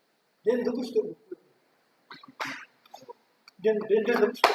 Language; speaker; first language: Japanese; native; Japanese